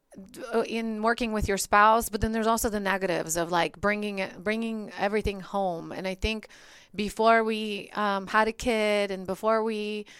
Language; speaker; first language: English; early bilingual, other home language; Bulgarian